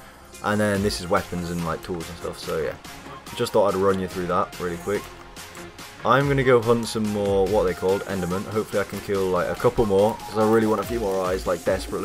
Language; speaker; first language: English; native; English